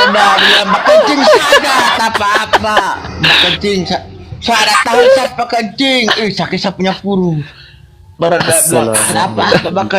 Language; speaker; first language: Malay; non-native, local second language; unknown